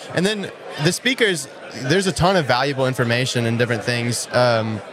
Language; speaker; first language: English; native; English